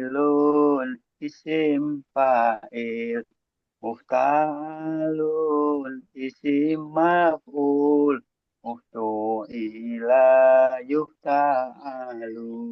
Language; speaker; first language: Arabic; non-native, learner; Indonesian